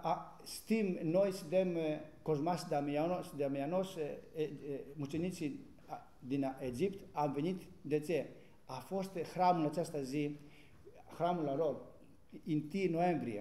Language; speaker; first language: Romanian; non-native, learner; Greek